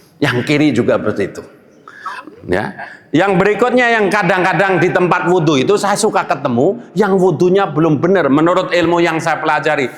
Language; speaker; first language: Indonesian; non-native, local second language; Javanese